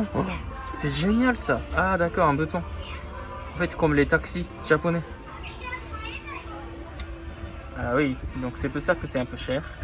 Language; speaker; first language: French; non-native, fluent; Japanese